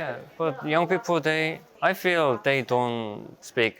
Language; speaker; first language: English; non-native, learner; Korean